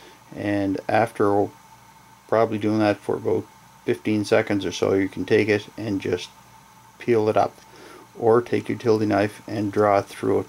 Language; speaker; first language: English; native; English